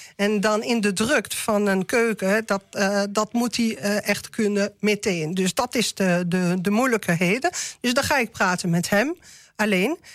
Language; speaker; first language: Dutch; non-native, learner; French